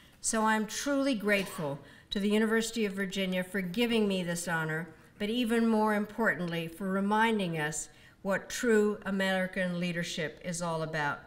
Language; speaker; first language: English; early bilingual, other home language; Czech